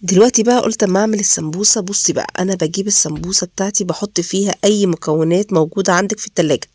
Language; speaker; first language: Arabic; native; Arabic